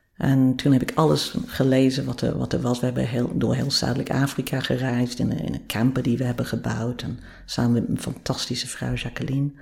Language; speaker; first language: Dutch; non-native, fluent; English